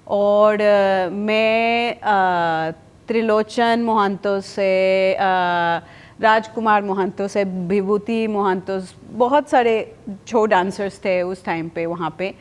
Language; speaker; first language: Hindi; non-native, fluent; Spanish